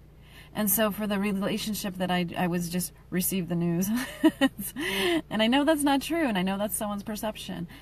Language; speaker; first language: English; native; English